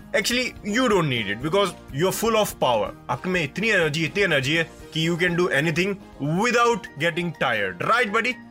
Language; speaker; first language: Hindi; native; Hindi